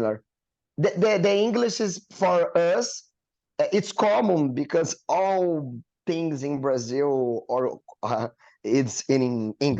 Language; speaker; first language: English; non-native, learner; Portuguese